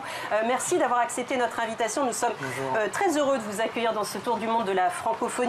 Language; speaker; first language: French; native; French